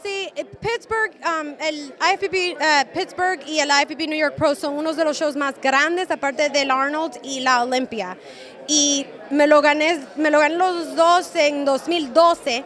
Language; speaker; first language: Spanish; early bilingual, heritage; Spanish